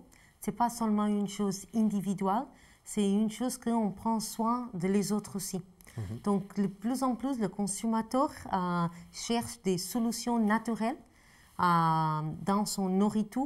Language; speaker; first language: French; non-native, fluent; Portuguese